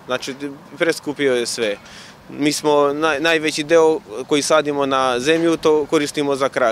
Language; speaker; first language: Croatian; non-native, local second language; Hungarian